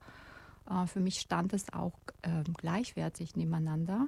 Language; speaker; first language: German; non-native, fluent; Russian